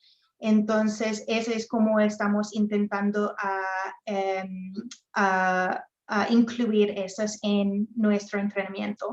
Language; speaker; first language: Spanish; non-native, fluent; English